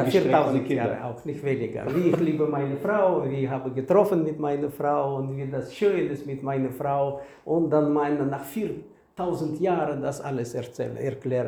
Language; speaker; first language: German; non-native, learner; Russian